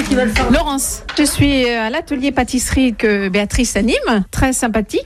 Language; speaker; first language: French; native; French